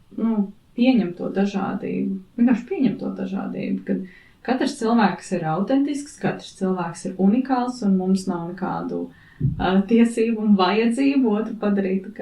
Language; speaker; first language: Latvian; native; Latvian